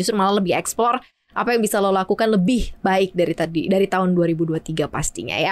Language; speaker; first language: Indonesian; native; Indonesian